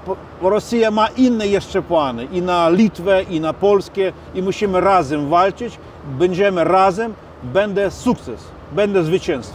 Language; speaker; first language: Polish; non-native, fluent; Ukrainian